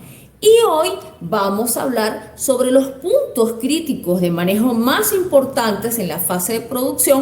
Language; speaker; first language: Spanish; native; Spanish